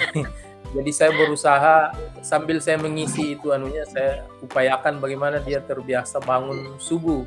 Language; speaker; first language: Indonesian; non-native, local second language; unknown